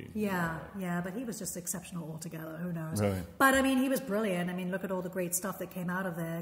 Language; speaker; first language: English; native; English